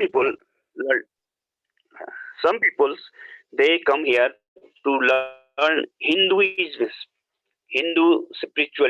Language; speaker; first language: English; non-native, learner; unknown